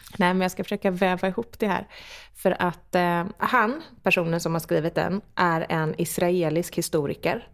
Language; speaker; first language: Swedish; native; Swedish